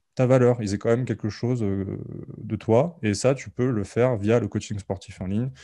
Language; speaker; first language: French; native; French